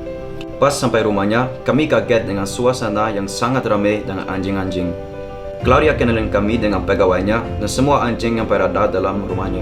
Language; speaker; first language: Indonesian; non-native, fluent; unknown